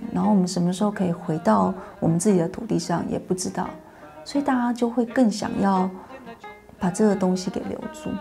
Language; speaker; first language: Chinese; native; Chinese